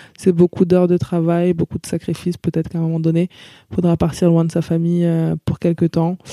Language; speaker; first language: French; native; French